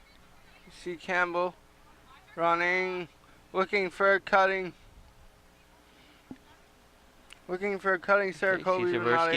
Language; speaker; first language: English; native; English